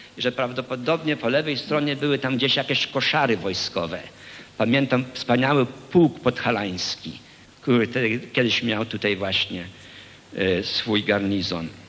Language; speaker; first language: Polish; early bilingual, heritage; Polish